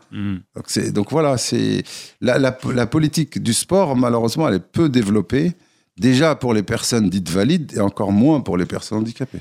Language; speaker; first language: French; non-native, local second language; Arabic